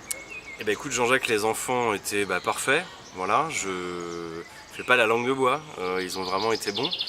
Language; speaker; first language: French; native; French